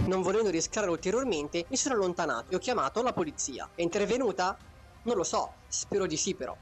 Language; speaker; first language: Italian; native; Italian